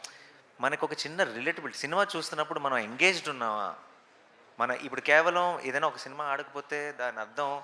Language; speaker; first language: Telugu; native; Telugu